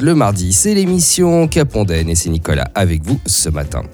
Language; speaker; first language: French; native; French